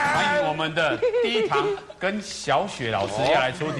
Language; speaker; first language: Chinese; native; Chinese